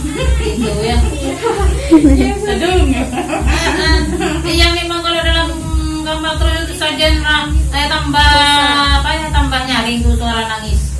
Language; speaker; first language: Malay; non-native, local second language; Madurese